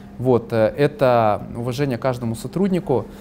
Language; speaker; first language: Russian; native; Russian